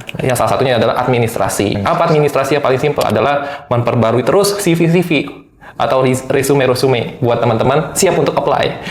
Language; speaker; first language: Indonesian; native; Indonesian